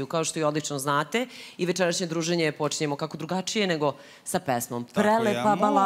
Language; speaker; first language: Serbian; native; Serbian